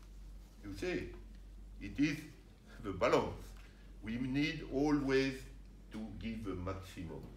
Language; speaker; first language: English; non-native, learner; French